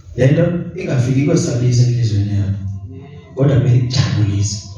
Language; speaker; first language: Zulu; non-native, local second language; Xhosa